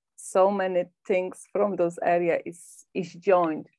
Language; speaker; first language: English; non-native, fluent; Polish